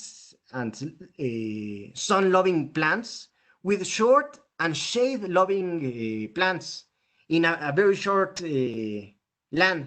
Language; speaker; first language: English; non-native, fluent; Spanish